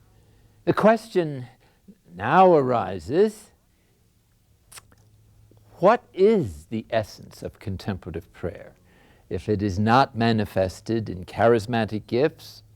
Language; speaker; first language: English; native; English